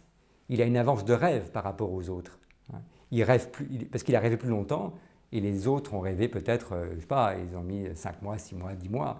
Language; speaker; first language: French; native; French